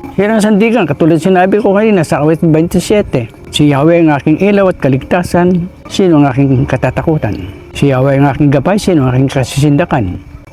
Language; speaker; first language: Filipino; native; Filipino